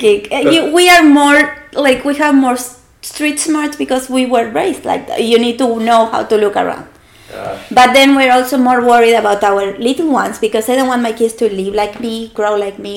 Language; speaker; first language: English; non-native, fluent; Spanish